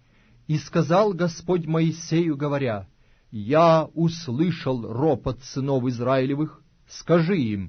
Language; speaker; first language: Russian; native; Russian